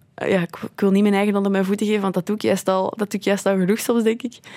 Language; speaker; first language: Dutch; native; Dutch